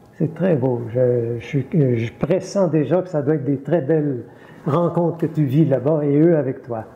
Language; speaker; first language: French; native; French